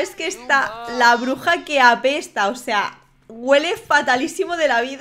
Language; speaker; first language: Spanish; native; Spanish